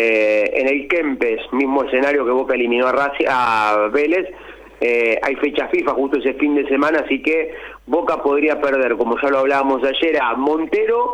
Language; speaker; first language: Spanish; native; Spanish